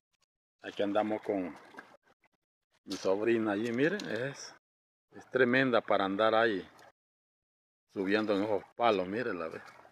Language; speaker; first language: Spanish; native; Spanish